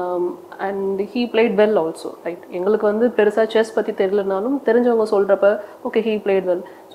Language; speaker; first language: Tamil; native; Tamil